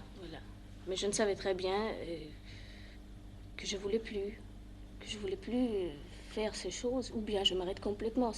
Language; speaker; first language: French; non-native, fluent; German